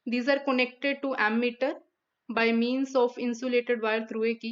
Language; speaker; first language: English; non-native, local second language; Punjabi